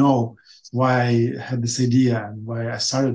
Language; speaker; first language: English; non-native, fluent; Ukrainian